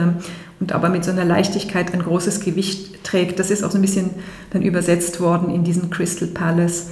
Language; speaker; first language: German; native; German